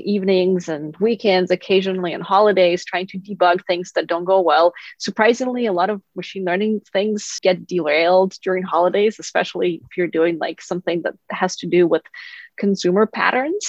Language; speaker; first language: English; non-native, fluent; Kazakh